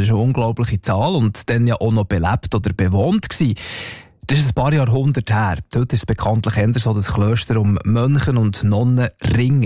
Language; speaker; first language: German; native; German